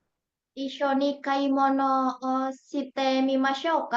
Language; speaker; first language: Japanese; non-native, learner; Indonesian